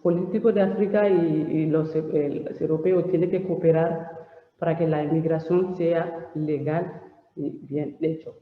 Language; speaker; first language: Spanish; non-native, learner; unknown